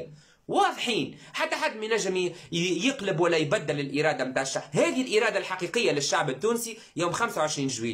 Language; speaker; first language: Arabic; native; Arabic